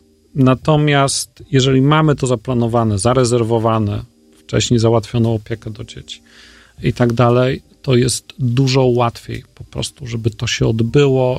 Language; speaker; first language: Polish; native; Polish